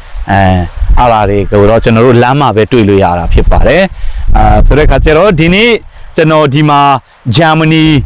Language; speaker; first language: Burmese; non-native, fluent; Mizo